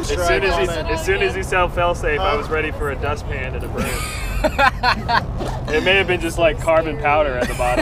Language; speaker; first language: English; native; English